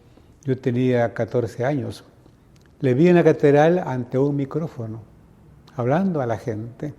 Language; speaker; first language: Spanish; native; Spanish